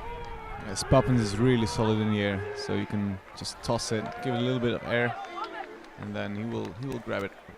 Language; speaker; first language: English; non-native, fluent; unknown